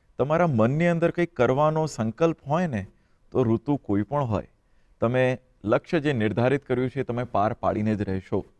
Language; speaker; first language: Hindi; non-native, local second language; Gujarati